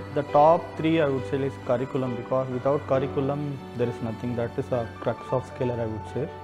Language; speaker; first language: English; non-native, local second language; Tamil